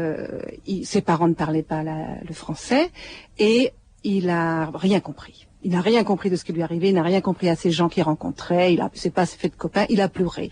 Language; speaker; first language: French; native; French